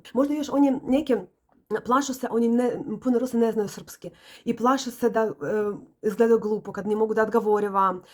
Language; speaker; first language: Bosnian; non-native, learner; Russian